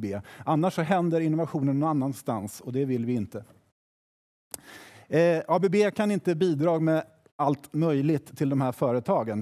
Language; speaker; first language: Swedish; native; Swedish